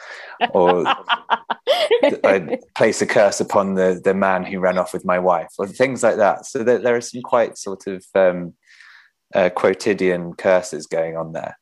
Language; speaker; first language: English; native; English